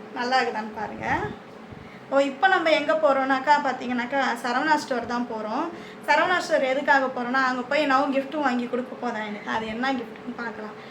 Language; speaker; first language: Tamil; native; Tamil